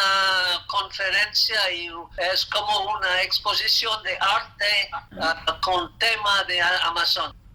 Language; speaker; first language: Spanish; non-native, fluent; English